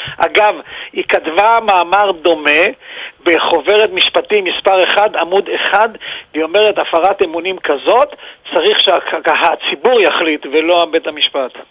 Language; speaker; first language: Hebrew; native; Hebrew